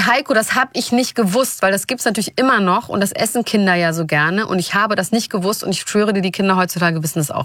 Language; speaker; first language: German; native; German